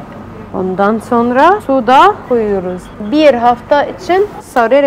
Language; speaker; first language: Turkish; non-native, fluent; Arabic